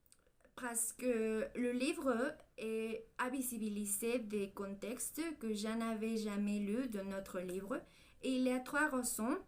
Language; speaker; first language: French; non-native, learner; Spanish